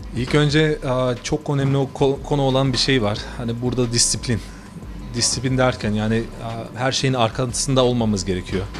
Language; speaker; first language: Turkish; early bilingual, heritage; Turkish